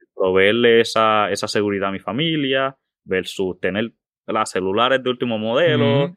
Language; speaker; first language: Spanish; native; Spanish